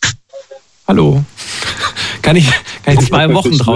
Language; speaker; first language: German; native; German